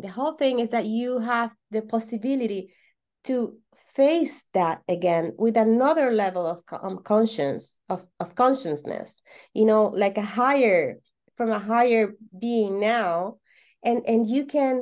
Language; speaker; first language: English; non-native, fluent; Spanish